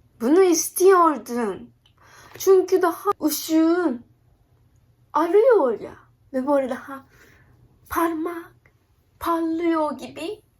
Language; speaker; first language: Turkish; non-native, learner; Japanese